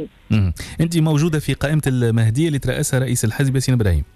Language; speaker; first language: Arabic; native; Arabic